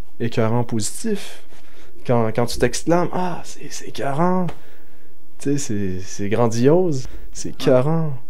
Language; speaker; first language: French; native; French